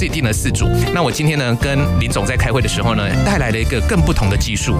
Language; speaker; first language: Chinese; native; Chinese